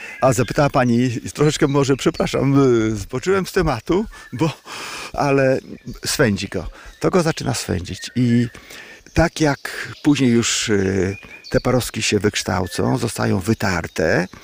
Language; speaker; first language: Polish; native; Polish